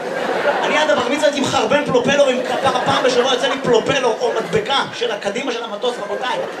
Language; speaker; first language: Hebrew; native; Hebrew